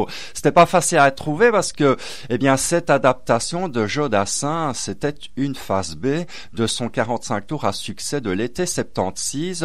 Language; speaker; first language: French; native; French